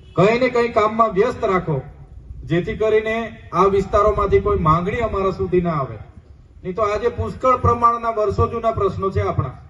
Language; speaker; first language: Gujarati; non-native, local second language; Vasavi